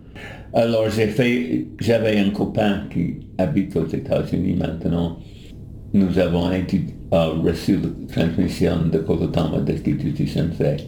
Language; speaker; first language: French; non-native, learner; English